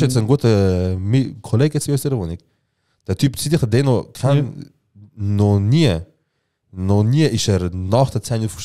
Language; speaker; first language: German; native; German